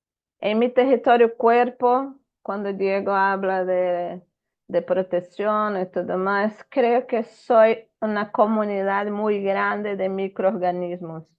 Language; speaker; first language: Spanish; non-native, fluent; Portuguese